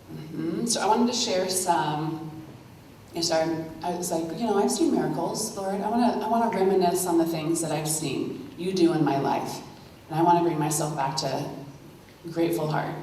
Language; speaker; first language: English; native; English